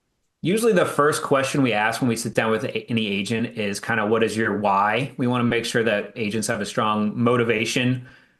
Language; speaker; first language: English; native; English